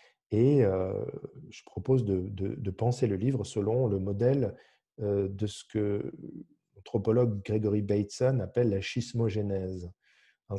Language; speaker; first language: French; native; French